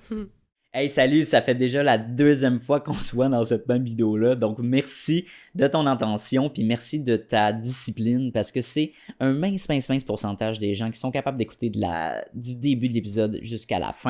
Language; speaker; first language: French; native; French